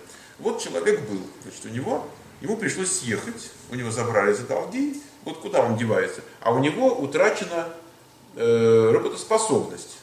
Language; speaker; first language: Russian; native; Russian